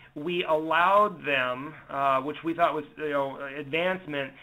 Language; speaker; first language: English; native; English